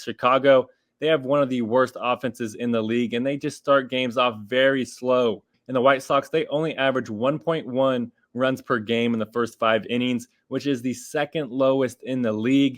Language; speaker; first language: English; native; English